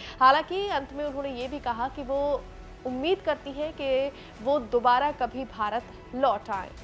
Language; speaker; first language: Hindi; native; Hindi